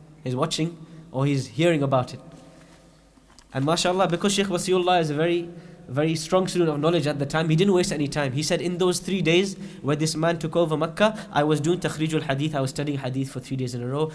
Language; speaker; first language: English; native; English